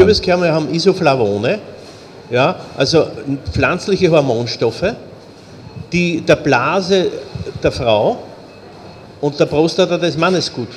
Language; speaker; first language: German; native; German